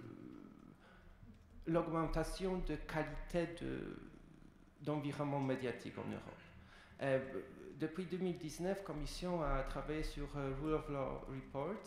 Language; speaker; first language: French; non-native, fluent; Polish